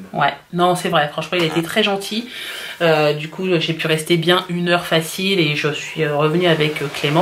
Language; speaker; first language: French; native; French